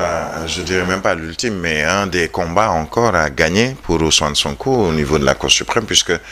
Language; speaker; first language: French; non-native, local second language; Wolof